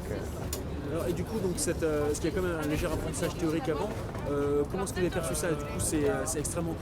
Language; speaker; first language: French; native; French